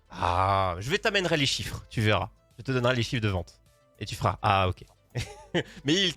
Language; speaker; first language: French; native; French